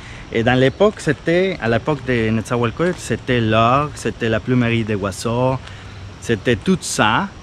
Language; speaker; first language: French; non-native, fluent; Spanish